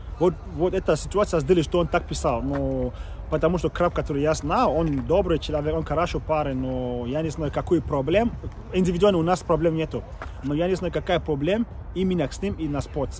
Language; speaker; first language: Russian; non-native, learner; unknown